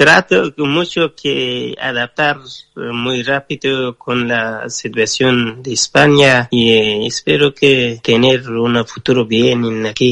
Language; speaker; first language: Spanish; non-native, learner; Persian